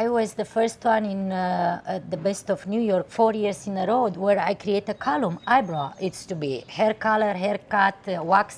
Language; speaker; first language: English; non-native, fluent; Romanian